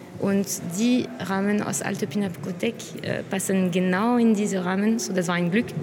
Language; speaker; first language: German; non-native, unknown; French